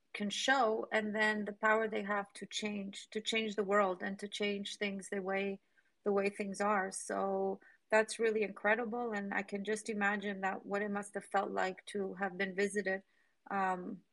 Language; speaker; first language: English; non-native, fluent; Spanish